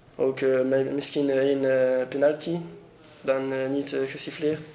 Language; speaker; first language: Dutch; non-native, learner; French